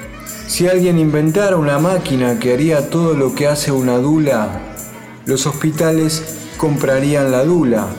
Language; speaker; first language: Spanish; native; Spanish